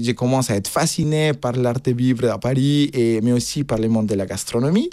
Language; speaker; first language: French; non-native, fluent; Spanish